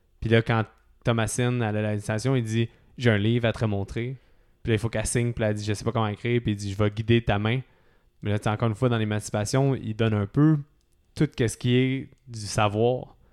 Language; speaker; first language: French; native; French